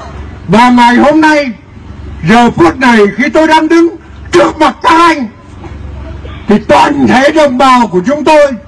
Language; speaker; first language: Vietnamese; native; Vietnamese